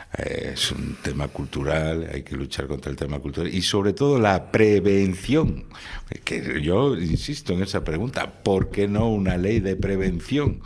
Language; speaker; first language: Spanish; native; Spanish